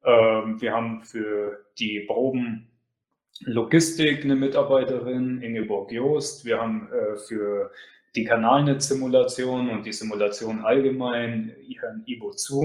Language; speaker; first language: German; native; German